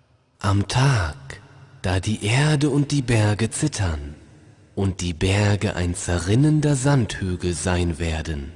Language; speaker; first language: German; native; German